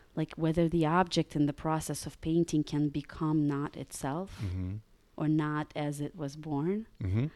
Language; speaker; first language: English; early bilingual, other home language; Russian